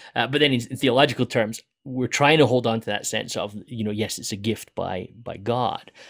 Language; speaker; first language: English; native; English